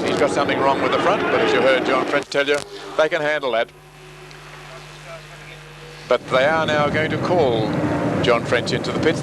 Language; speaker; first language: English; native; English